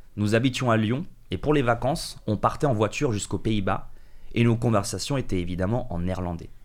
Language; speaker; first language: French; early bilingual, other home language; English